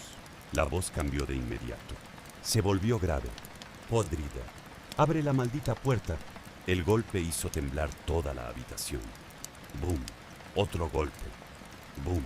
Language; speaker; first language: Spanish; native; Spanish